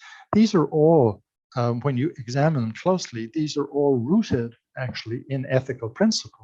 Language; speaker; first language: English; native; English